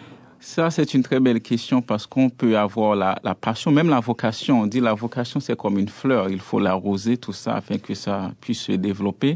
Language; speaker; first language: French; non-native, local second language; Haitian Creole